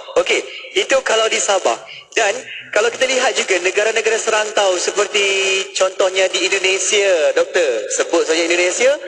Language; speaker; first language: Malay; native; Malay